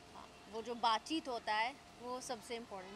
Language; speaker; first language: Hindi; early bilingual, heritage; English